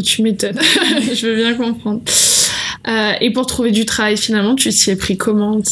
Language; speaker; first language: French; native; French